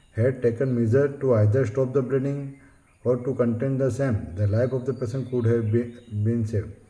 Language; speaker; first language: English; non-native, local second language; Gujarati